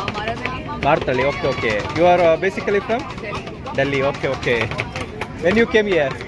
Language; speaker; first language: English; non-native, local second language; Kannada